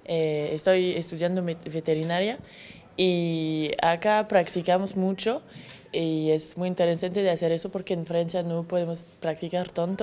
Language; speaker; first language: Spanish; non-native, fluent; French